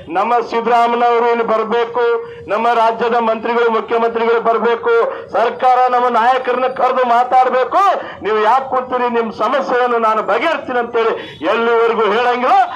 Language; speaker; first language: Kannada; non-native, local second language; Lambadi